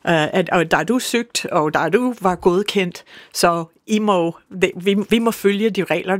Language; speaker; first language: Danish; non-native, fluent; English